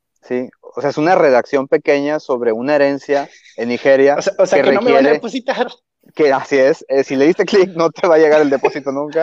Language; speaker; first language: Spanish; native; Spanish